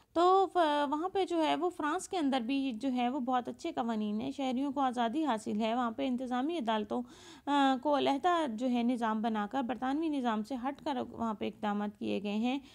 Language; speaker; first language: Urdu; non-native, local second language; Punjabi